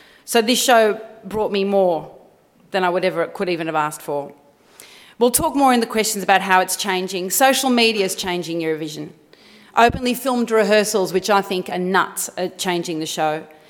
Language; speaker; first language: English; early bilingual, other home language; French